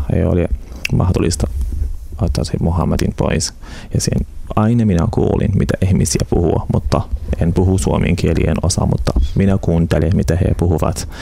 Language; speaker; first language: Finnish; non-native, learner; Arabic